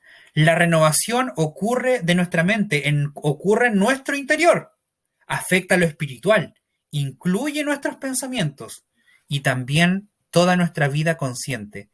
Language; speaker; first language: Spanish; native; Spanish